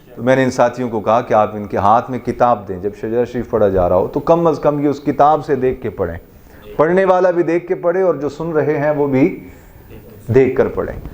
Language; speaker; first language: Urdu; native; Urdu